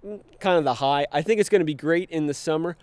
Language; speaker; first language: English; native; English